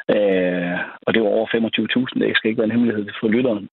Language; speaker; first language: Danish; native; Danish